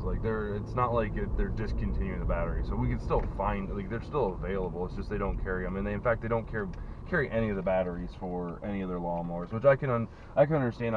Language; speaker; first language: English; native; English